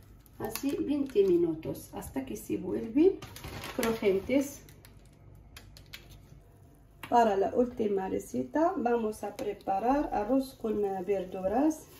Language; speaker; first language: Spanish; non-native, fluent; Arabic